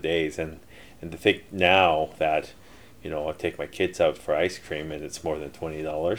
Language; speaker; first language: English; early bilingual, other home language; Korean